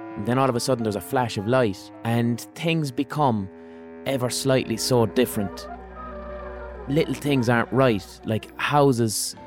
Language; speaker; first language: English; native; English